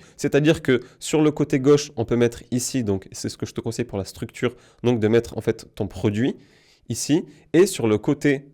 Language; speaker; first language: French; native; French